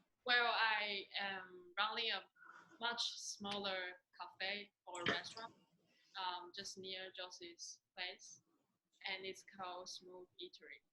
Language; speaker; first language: English; non-native, fluent; Chinese